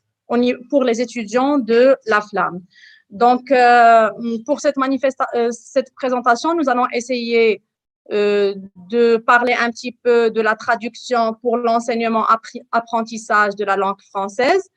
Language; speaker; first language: French; non-native, local second language; Arabic